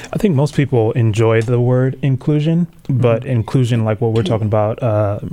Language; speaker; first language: English; early bilingual, other home language; Swahili